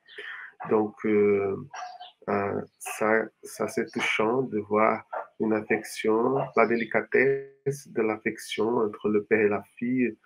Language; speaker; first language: French; non-native, fluent; Portuguese